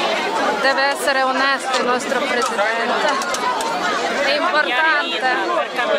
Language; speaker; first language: Italian; non-native, fluent; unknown